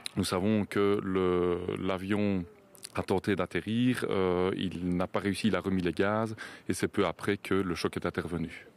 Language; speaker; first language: French; native; French